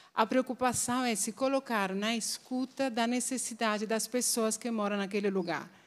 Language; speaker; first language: Portuguese; non-native, fluent; Italian